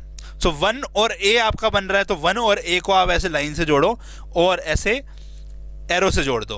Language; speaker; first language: Hindi; native; Hindi